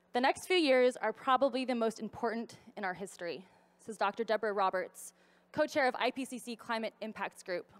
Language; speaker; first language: English; native; English